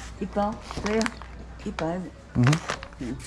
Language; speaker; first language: Chinese; native; Chinese